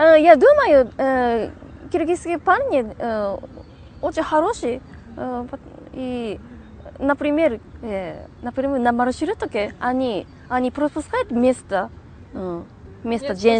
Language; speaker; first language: Russian; non-native, learner; Japanese